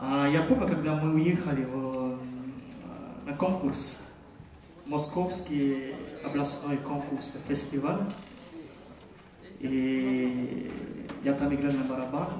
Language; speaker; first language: Russian; non-native, fluent; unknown